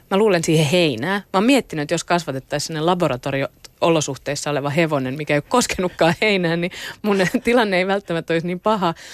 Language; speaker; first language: Finnish; native; Finnish